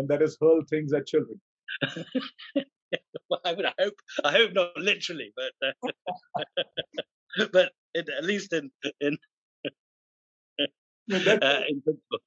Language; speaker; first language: English; native; English